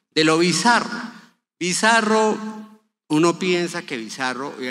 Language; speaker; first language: Spanish; native; Spanish